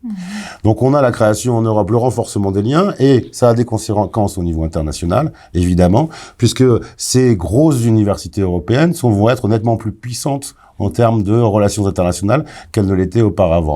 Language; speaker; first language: French; native; French